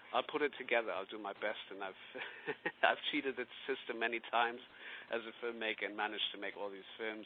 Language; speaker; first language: English; non-native, fluent; German